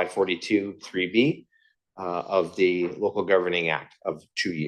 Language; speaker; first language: English; native; English